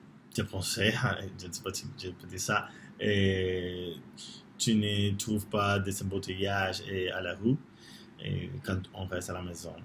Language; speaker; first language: French; non-native, learner; Spanish